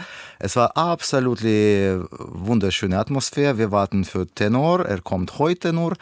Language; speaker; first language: German; non-native, learner; Russian